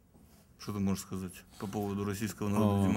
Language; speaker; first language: Russian; native; Russian